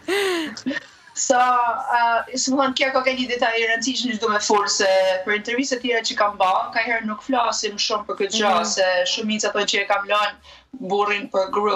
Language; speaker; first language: Albanian; native; Albanian